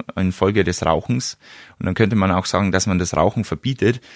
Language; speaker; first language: German; native; German